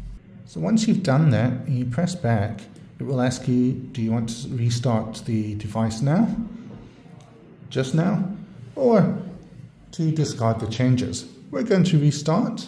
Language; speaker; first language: English; native; English